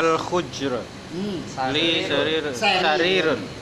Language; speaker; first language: Arabic; non-native, learner; Indonesian